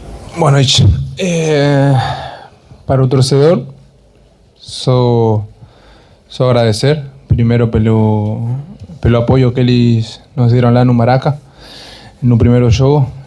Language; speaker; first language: Portuguese; non-native, fluent; Spanish